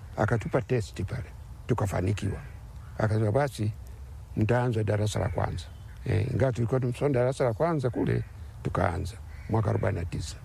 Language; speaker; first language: Swahili; non-native, local second language; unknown